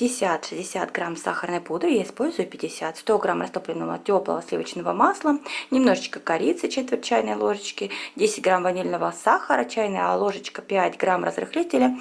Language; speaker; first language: Russian; native; Russian